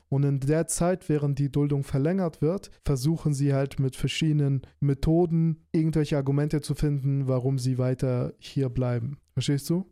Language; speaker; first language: German; early bilingual, other home language; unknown